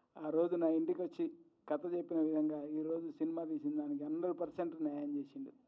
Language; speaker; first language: Telugu; native; Telugu